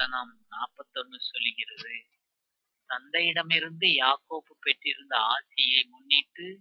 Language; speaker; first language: Tamil; native; Tamil